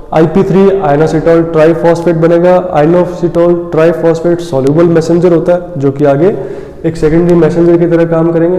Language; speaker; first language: Hindi; native; Hindi